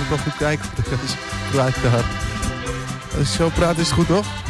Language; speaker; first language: Dutch; native; Dutch